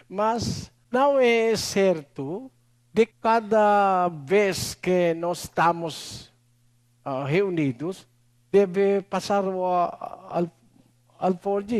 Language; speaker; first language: Portuguese; non-native, learner; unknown